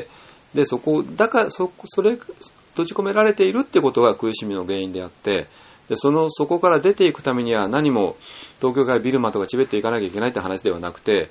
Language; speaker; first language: Japanese; native; Japanese